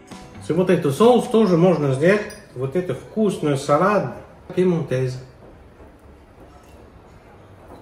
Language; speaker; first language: Russian; non-native, learner; French